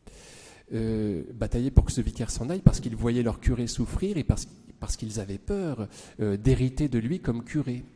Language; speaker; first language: French; native; French